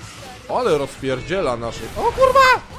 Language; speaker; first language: Polish; native; Polish